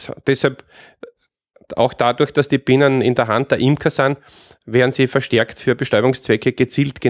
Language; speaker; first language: German; native; German